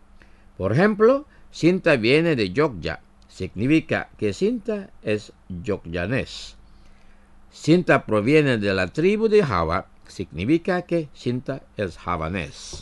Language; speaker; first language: Spanish; non-native, fluent; Indonesian